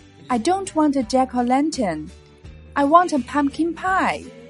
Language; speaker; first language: English; non-native, fluent; Chinese